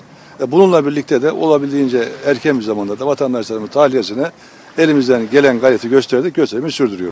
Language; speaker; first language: Turkish; native; Turkish